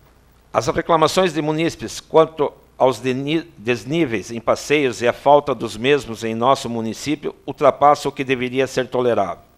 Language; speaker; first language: Portuguese; native; Portuguese